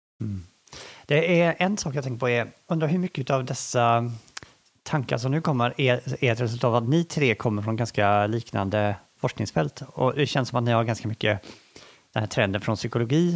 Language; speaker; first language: Swedish; native; Swedish